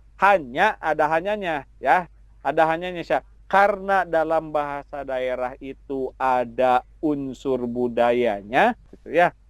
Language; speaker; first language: Indonesian; non-native, local second language; Sundanese